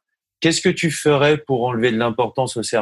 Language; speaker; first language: French; native; French